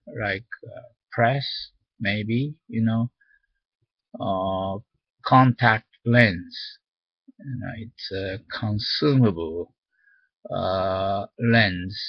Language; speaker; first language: English; non-native, learner; Japanese